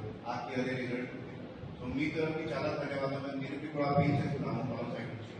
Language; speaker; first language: Telugu; non-native, learner; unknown